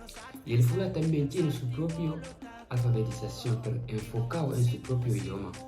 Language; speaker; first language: Spanish; non-native, fluent; Fula